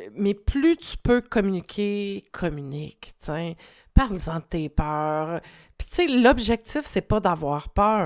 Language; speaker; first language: French; native; French